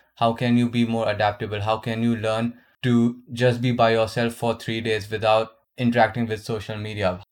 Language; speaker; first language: English; non-native, local second language; Hindi